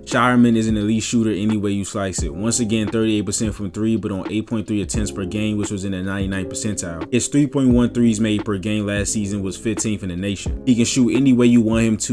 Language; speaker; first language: English; native; English